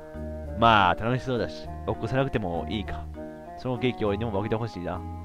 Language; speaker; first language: Japanese; native; Japanese